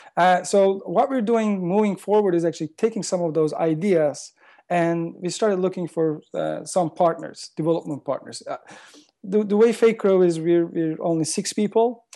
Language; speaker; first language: English; non-native, fluent; Turkish